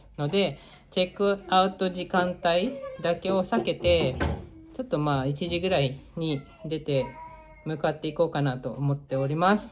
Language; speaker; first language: Japanese; native; Japanese